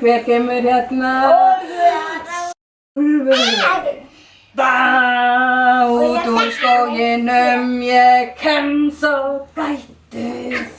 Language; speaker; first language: Icelandic; non-native, fluent; Danish